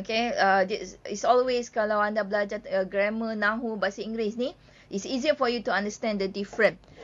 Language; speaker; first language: English; non-native, local second language; Malay